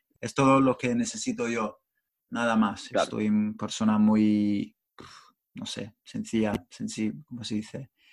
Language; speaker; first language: Spanish; non-native, fluent; English